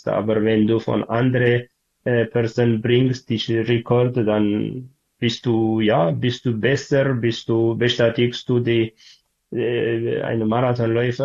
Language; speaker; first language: German; non-native, learner; Tigrinya